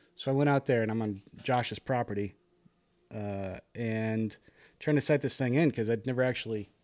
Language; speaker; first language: English; native; English